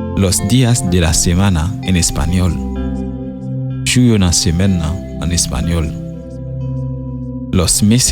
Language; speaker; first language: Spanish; non-native, fluent; Haitian Creole